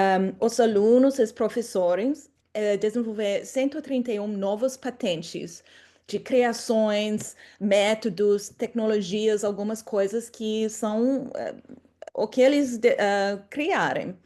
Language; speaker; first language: Portuguese; non-native, fluent; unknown